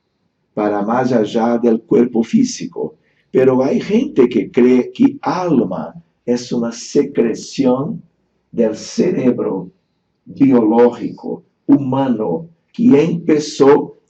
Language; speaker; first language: Spanish; non-native, fluent; Portuguese